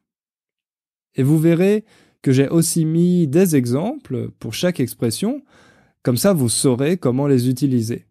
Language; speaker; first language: French; native; French